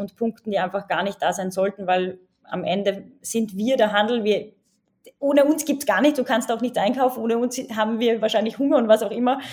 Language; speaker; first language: German; native; German